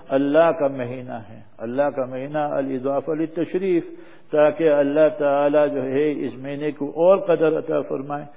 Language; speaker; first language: Urdu; non-native, fluent; English